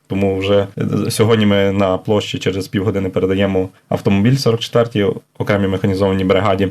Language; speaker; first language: Ukrainian; native; Ukrainian